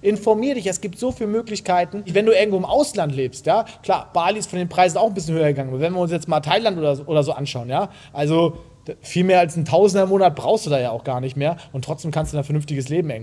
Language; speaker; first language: German; native; German